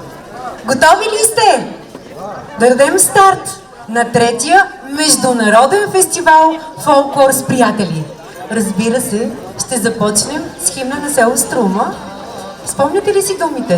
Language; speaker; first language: Bulgarian; native; Bulgarian